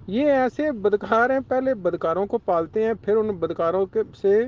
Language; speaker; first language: Urdu; non-native, local second language; Punjabi